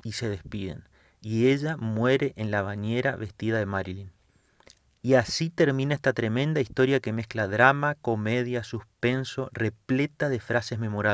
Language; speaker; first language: Spanish; native; Spanish